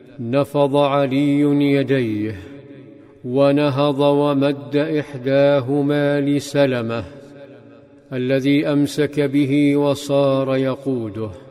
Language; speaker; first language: Arabic; native; Arabic